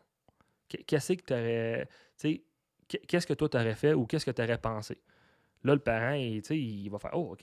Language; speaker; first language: French; native; French